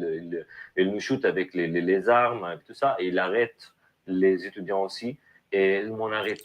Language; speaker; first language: French; non-native, learner; Arabic